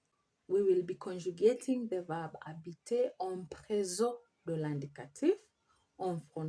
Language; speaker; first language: French; non-native, fluent; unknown